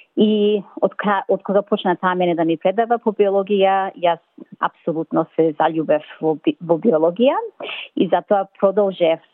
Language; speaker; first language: Macedonian; early bilingual, other home language; English